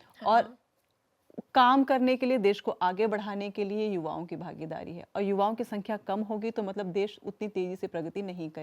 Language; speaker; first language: Hindi; native; Hindi